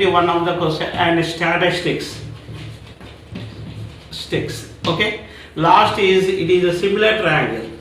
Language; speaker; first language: English; non-native, local second language; Telugu